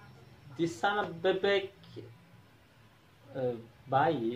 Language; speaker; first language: Indonesian; non-native, learner; Turkish